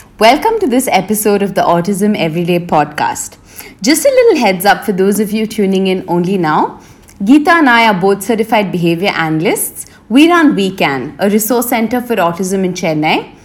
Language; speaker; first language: English; non-native, local second language; Hindi